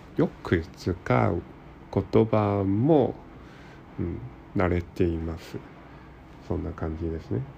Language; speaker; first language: Japanese; non-native, learner; Cantonese